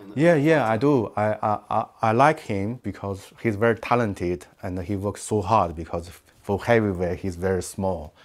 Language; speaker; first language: English; non-native, learner; Chinese